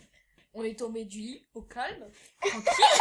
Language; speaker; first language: French; native; French